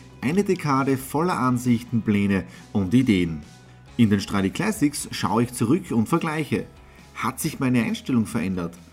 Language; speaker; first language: German; native; German